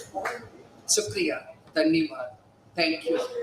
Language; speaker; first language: Hindi; non-native, local second language; Tamil